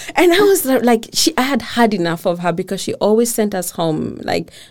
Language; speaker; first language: English; non-native, local second language; Kikuyu